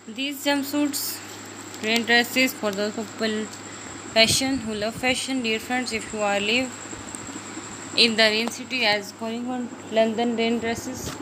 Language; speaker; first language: English; non-native, local second language; Urdu